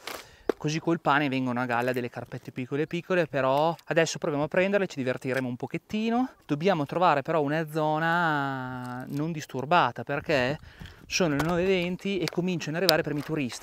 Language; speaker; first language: Italian; native; Italian